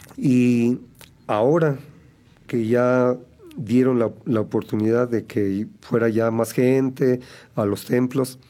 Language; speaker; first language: Spanish; native; Spanish